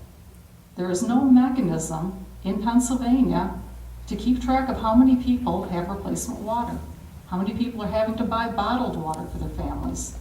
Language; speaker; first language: English; native; English